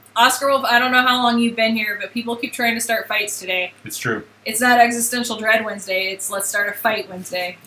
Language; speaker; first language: English; native; English